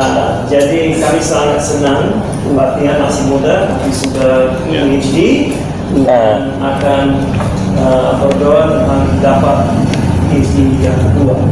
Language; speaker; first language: Indonesian; non-native, fluent; English